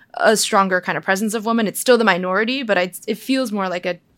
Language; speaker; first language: English; native; English